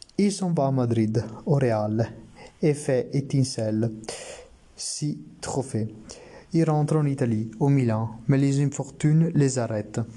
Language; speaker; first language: French; non-native, learner; Italian